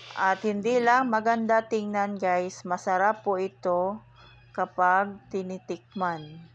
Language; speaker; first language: Filipino; non-native, local second language; Cebuano